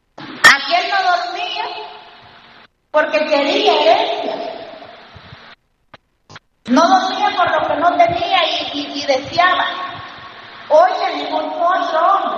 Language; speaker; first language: Spanish; native; Spanish